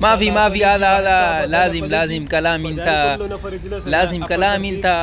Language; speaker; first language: Arabic; non-native, learner; Punjabi